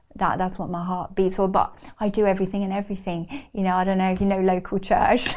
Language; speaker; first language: English; native; English